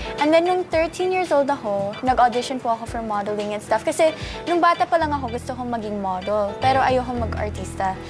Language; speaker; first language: Filipino; early bilingual, other home language; English